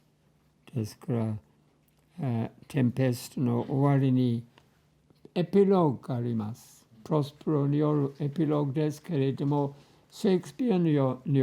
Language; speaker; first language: Japanese; non-native, fluent; English